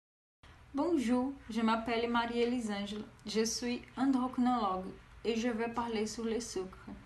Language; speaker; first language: French; non-native, learner; Portuguese